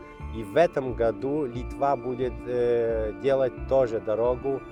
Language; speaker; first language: Russian; non-native, fluent; Lithuanian